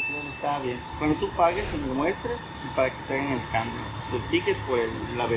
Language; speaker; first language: Spanish; native; Spanish